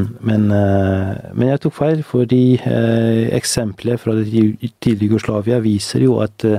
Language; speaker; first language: Norwegian; non-native, fluent; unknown